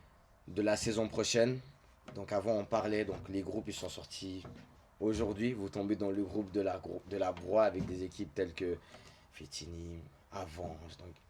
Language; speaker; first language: French; native; French